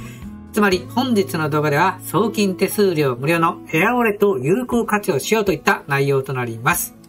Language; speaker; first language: Japanese; native; Japanese